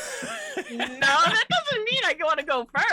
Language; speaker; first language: English; native; English